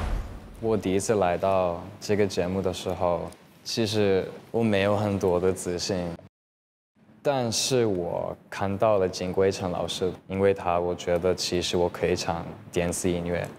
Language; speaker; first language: Chinese; non-native, learner; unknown